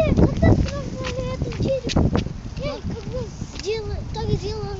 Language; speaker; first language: Russian; non-native, local second language; Kazakh